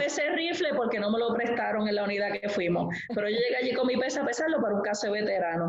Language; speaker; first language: Spanish; native; Spanish